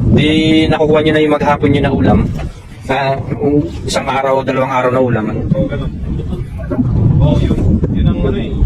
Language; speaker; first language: Filipino; non-native, local second language; Pampanga